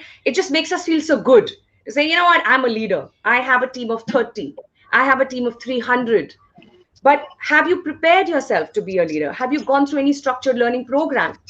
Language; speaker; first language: English; non-native, local second language; Hindi